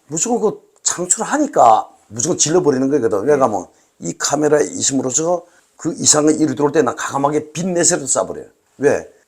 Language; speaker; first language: Korean; native; Korean